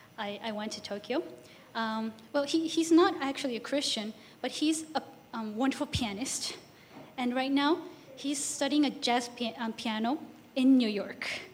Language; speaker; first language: English; non-native, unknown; Japanese